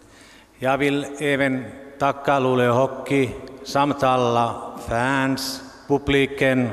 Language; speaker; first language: Swedish; non-native, local second language; Finnish